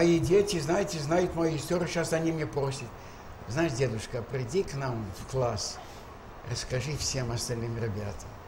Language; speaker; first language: Russian; native; Russian